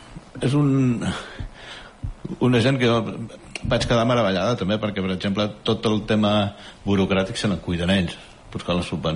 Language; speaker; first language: Catalan; native; Catalan